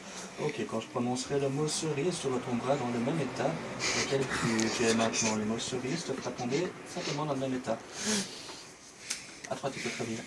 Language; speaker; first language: French; native; French